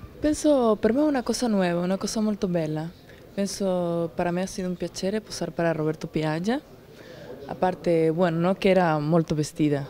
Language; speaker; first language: Italian; non-native, fluent; Spanish